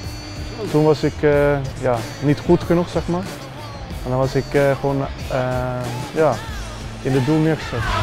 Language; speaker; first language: Dutch; non-native, fluent; Swedish